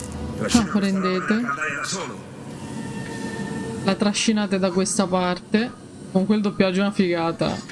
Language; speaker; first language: Italian; native; Italian